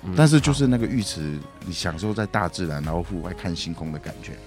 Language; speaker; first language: Chinese; native; Chinese